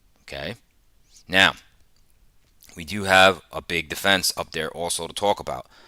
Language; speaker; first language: English; native; English